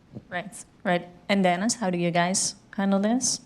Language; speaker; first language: English; non-native, fluent; Dutch